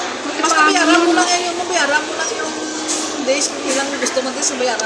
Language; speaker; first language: Filipino; non-native, local second language; Hiligaynon